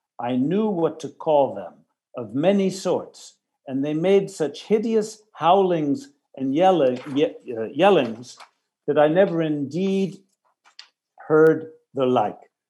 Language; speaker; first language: English; native; English